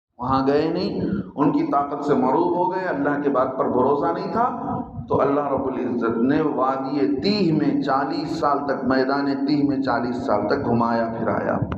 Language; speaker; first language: Urdu; native; Urdu